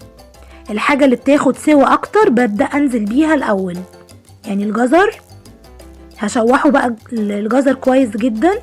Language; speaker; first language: Arabic; native; Arabic